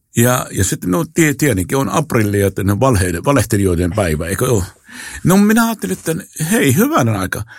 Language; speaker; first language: Finnish; non-native, fluent; Arabic